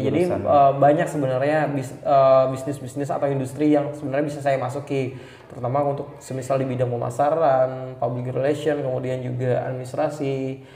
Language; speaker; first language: Indonesian; native; Indonesian